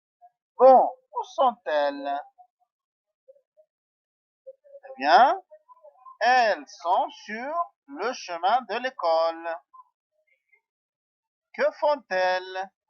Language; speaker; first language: French; non-native, local second language; Arabic